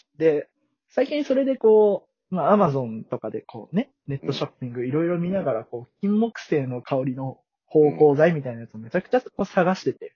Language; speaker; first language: Japanese; native; Japanese